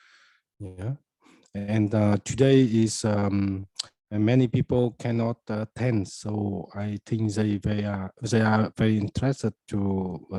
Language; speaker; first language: English; non-native, fluent; Vietnamese